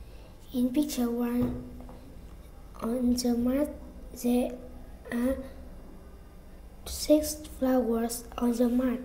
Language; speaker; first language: English; non-native, learner; Vietnamese